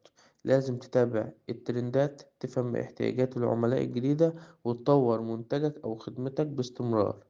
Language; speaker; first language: Arabic; native; Arabic